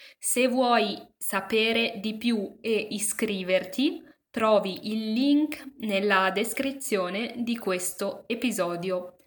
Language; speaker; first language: Italian; native; Italian